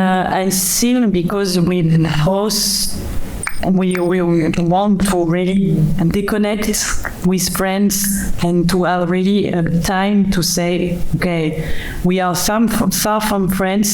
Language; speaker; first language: English; non-native, fluent; French